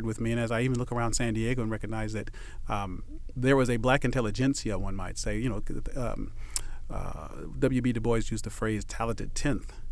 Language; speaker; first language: English; native; English